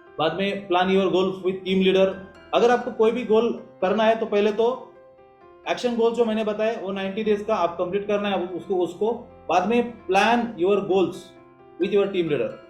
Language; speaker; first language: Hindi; non-native, local second language; Marathi